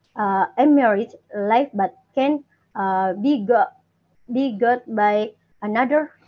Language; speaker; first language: English; non-native, learner; Indonesian